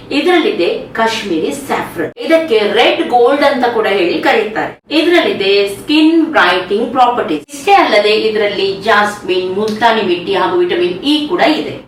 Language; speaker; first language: Kannada; native; Kannada